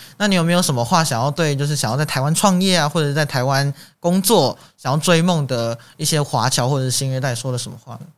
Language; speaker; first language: Chinese; native; Chinese